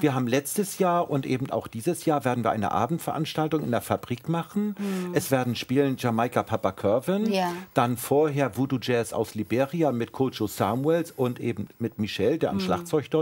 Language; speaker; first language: German; native; German